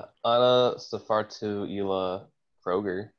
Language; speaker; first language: Arabic; non-native, learner; English